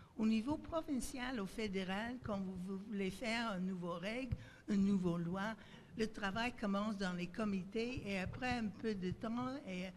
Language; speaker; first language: French; native; French